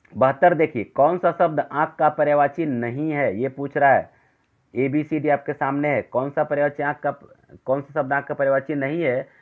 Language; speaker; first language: Hindi; native; Hindi